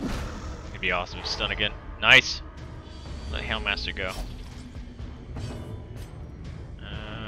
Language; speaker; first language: English; native; English